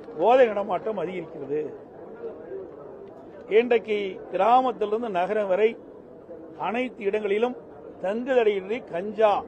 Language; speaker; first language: Tamil; native; Tamil